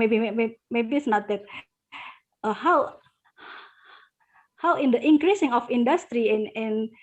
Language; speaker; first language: English; non-native, learner; Indonesian